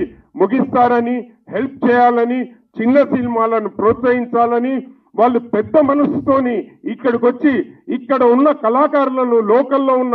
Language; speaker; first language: Telugu; native; Telugu